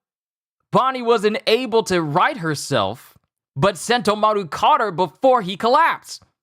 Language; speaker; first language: English; native; English